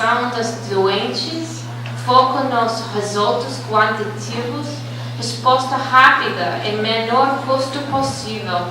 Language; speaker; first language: Portuguese; non-native, fluent; English